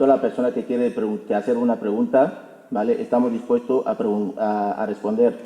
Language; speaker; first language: Spanish; non-native, fluent; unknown